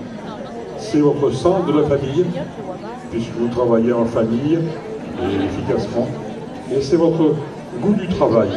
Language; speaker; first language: French; native; French